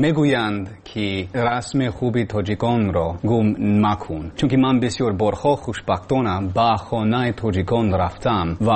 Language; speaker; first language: Persian; non-native, learner; English